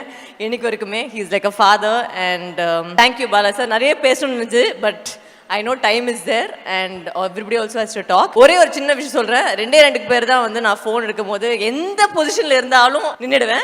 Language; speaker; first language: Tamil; native; Tamil